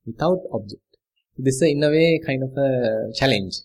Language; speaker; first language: English; non-native, local second language; Sinhala